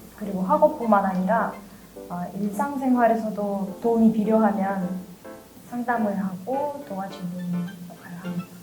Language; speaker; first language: Korean; non-native, fluent; Russian